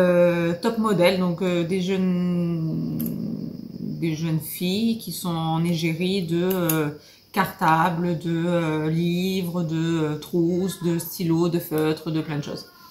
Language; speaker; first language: French; native; French